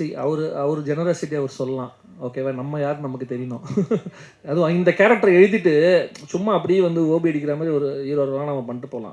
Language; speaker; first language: Tamil; native; Tamil